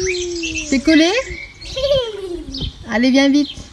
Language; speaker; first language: French; native; French